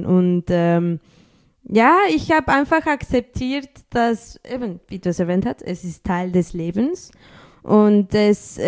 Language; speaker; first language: German; early bilingual, other home language; Spanish